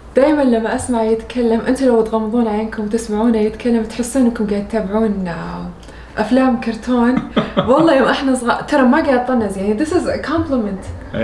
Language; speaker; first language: Arabic; native; Arabic